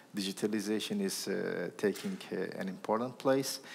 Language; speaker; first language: English; non-native, fluent; Turkish